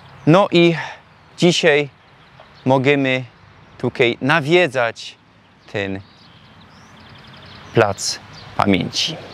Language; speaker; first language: Polish; non-native, local second language; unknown